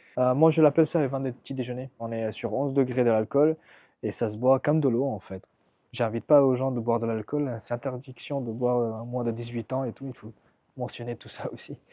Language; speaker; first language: French; non-native, fluent; Persian